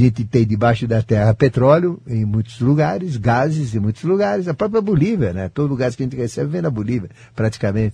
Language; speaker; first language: Portuguese; native; Portuguese